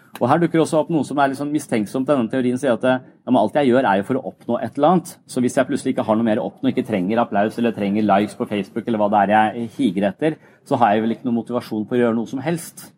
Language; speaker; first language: Norwegian; native; Norwegian